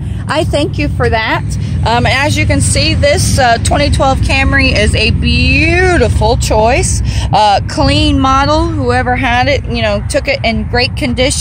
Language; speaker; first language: English; native; English